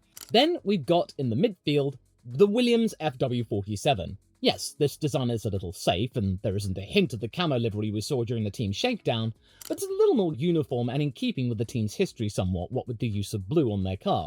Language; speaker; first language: English; native; English